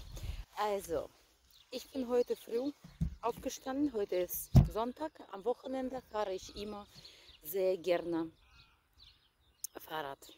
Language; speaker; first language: German; non-native, fluent; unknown